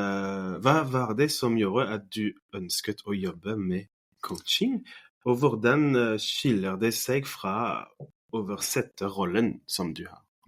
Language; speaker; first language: Norwegian; non-native, fluent; French